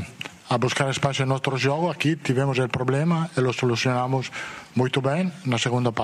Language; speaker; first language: Portuguese; non-native, fluent; Italian